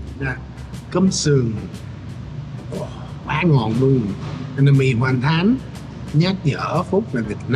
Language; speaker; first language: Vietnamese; non-native, fluent; English